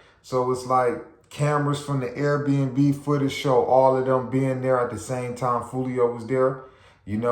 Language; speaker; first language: English; native; English